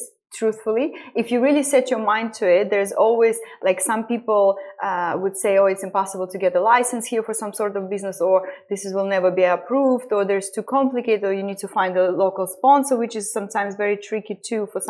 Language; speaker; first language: English; non-native, fluent; Estonian